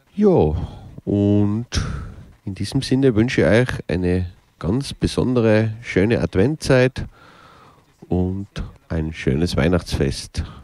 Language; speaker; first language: German; native; German